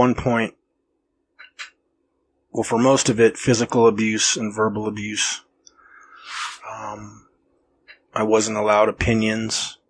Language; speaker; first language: English; native; English